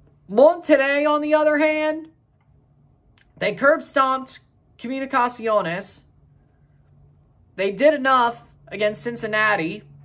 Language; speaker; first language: English; native; English